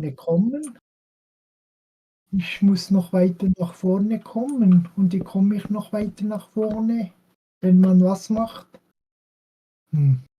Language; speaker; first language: German; non-native, fluent; French